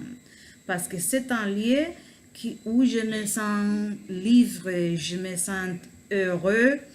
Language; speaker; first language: French; non-native, learner; Spanish